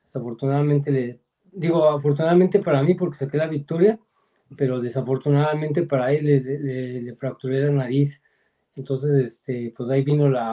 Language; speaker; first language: Spanish; native; Spanish